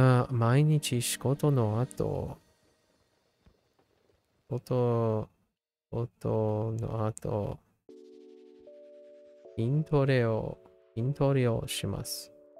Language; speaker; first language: Japanese; non-native, learner; English